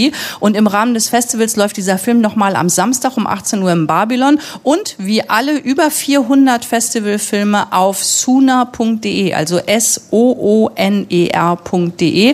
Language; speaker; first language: German; native; German